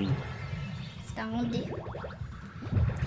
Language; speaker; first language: French; early bilingual, heritage; French